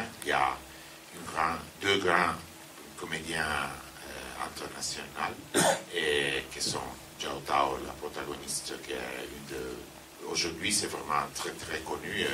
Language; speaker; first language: French; non-native, fluent; Italian